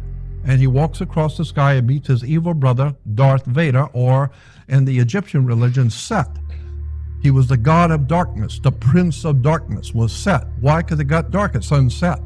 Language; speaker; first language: English; native; English